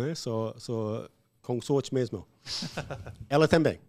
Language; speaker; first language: Portuguese; non-native, learner; English